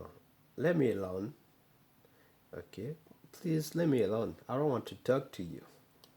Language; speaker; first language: English; non-native, learner; Haitian Creole